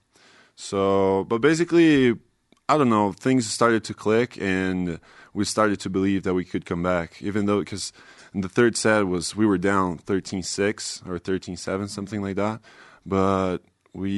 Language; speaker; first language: English; non-native, fluent; Portuguese